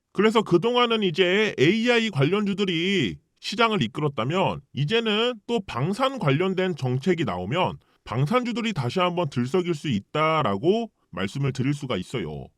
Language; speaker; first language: Korean; early bilingual, heritage; Korean